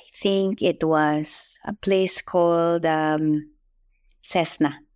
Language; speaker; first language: English; non-native, local second language; Filipino